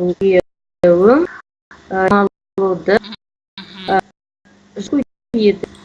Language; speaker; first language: Kazakh; non-native, learner; Russian